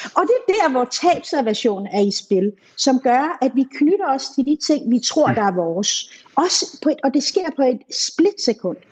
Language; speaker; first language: Danish; native; Danish